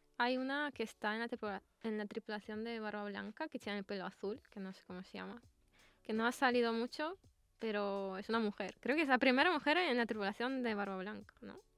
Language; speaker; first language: Spanish; non-native, fluent; Russian